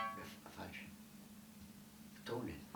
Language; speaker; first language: German; non-native, learner; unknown